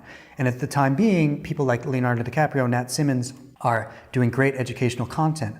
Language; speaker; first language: English; native; English